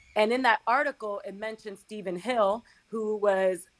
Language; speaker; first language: English; early bilingual, other home language; Spanish